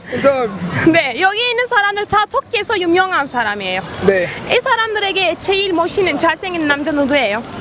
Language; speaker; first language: Korean; non-native, learner; Turkish